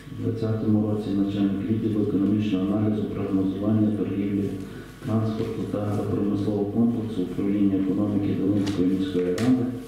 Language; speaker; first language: Ukrainian; native; Ukrainian